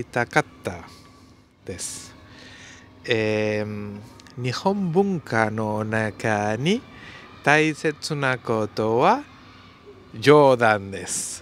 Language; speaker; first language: Japanese; non-native, learner; Spanish